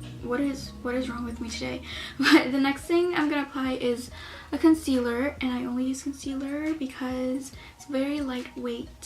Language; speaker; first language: English; native; English